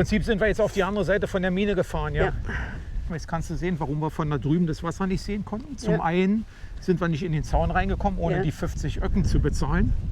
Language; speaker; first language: German; native; German